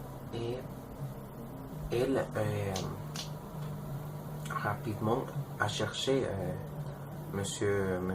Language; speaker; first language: French; non-native, learner; Spanish